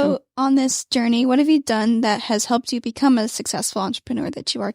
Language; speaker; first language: English; native; English